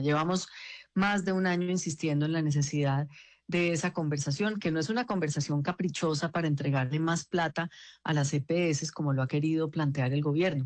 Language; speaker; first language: Spanish; native; Spanish